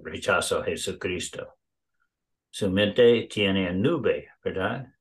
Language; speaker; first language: Spanish; non-native, learner; English